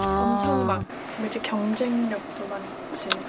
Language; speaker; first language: Korean; early bilingual, heritage; English